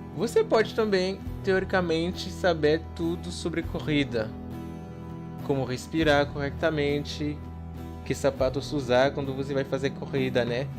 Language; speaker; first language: Portuguese; non-native, fluent; English